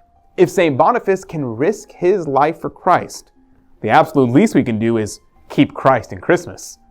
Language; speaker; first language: English; native; English